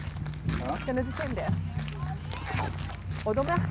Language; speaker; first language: Swedish; non-native, fluent; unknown